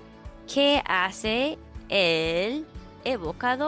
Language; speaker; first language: Spanish; non-native, fluent; English